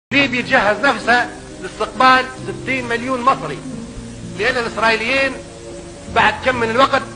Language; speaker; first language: Arabic; native; Arabic